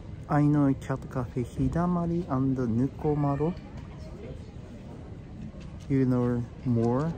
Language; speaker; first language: English; non-native, learner; Japanese